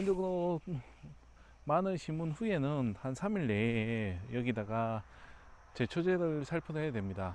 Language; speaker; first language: Korean; native; Korean